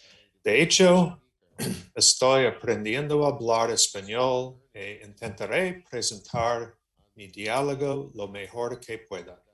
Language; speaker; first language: Spanish; non-native, learner; English